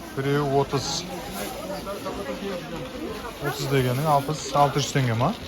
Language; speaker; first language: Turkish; non-native, learner; Kazakh